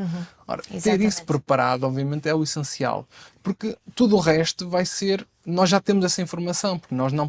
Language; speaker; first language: Portuguese; native; Portuguese